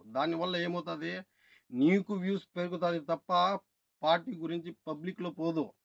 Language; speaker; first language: Telugu; non-native, local second language; Urdu